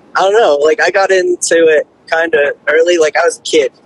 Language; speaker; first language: English; native; English